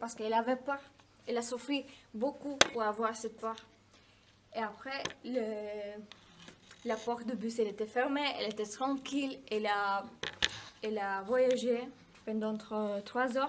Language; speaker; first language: French; non-native, learner; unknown